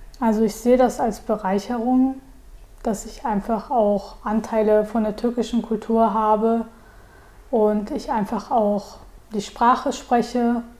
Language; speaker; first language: German; early bilingual, other home language; Turkish